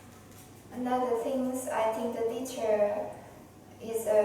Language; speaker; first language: English; non-native, learner; Vietnamese